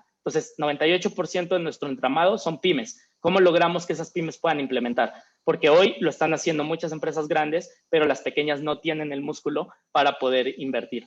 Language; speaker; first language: Spanish; native; Spanish